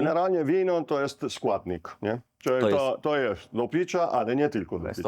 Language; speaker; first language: Polish; non-native, learner; Italian